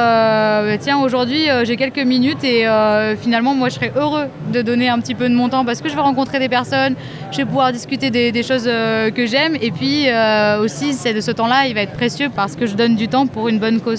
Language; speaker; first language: French; native; French